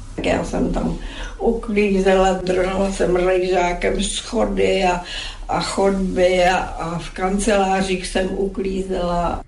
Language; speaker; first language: Czech; native; Czech